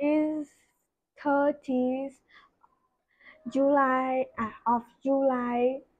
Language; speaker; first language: English; non-native, learner; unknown